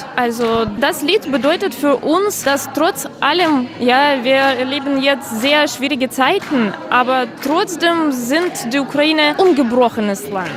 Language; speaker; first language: German; non-native, fluent; Ukrainian